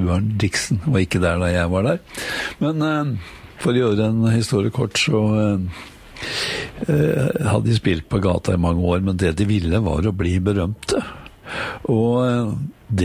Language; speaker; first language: Norwegian; native; Norwegian